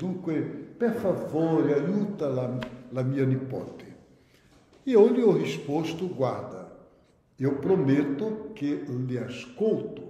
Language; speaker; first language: Italian; non-native, fluent; Portuguese